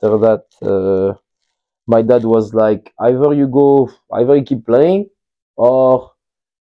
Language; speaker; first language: English; non-native, fluent; French